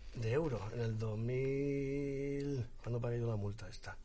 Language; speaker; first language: Spanish; native; Spanish